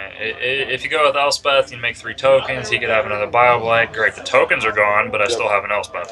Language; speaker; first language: English; native; English